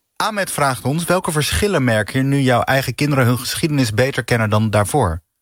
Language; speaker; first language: Dutch; native; Dutch